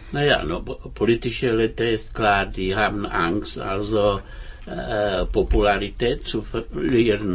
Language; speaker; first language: German; non-native, fluent; Czech